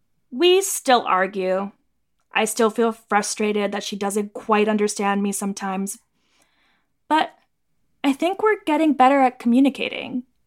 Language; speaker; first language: English; early bilingual, other home language; Greek